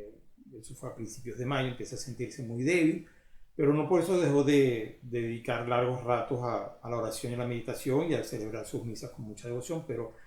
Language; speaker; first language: Spanish; native; Spanish